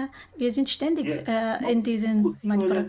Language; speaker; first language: German; non-native, learner; Japanese